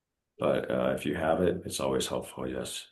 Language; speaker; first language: English; native; English